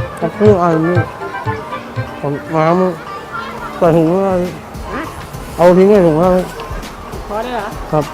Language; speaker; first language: Thai; native; Thai